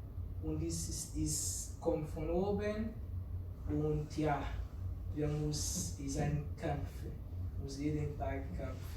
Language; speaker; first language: German; non-native, learner; Portuguese